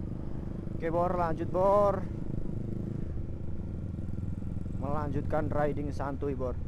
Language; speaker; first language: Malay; non-native, local second language; Javanese